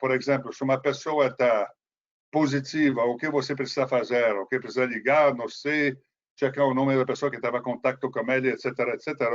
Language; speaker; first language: Portuguese; non-native, fluent; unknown